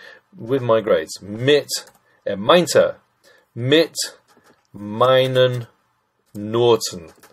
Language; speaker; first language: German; non-native, fluent; English